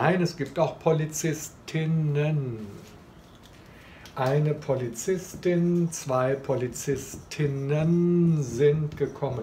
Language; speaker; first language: German; non-native, fluent; Chinese